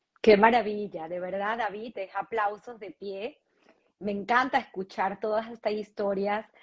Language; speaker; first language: Spanish; native; Spanish